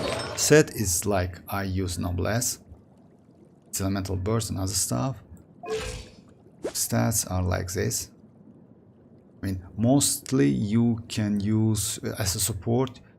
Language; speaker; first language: English; non-native, fluent; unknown